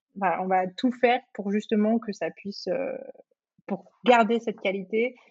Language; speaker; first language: French; native; French